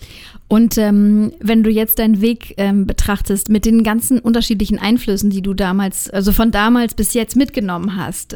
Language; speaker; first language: German; native; German